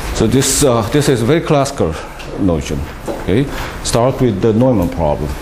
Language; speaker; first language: English; non-native, fluent; Korean